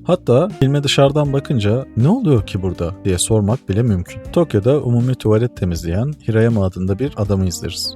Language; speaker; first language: Turkish; native; Turkish